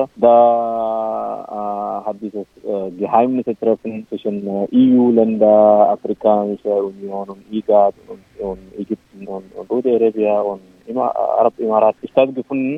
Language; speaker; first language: German; non-native, local second language; Arabic